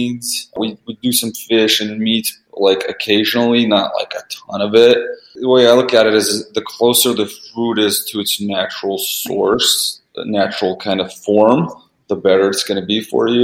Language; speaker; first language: English; early bilingual, other home language; Russian